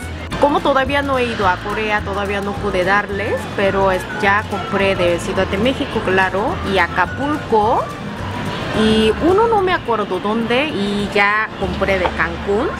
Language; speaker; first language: Spanish; non-native, learner; Korean